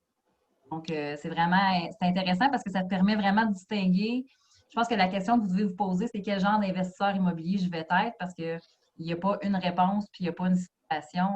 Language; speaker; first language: French; native; French